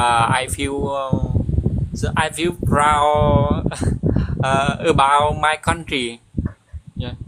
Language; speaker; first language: English; non-native, learner; Vietnamese